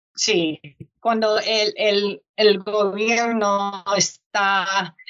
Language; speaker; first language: Spanish; non-native, fluent; English